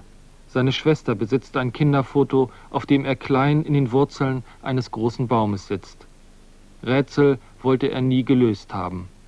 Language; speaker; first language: German; native; German